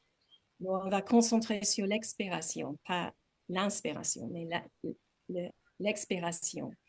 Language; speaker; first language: French; non-native, learner; English